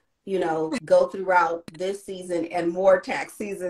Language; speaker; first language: English; native; English